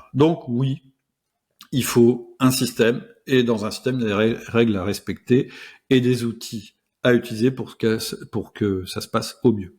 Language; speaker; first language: French; native; French